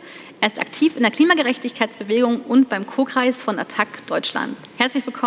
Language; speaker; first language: German; native; German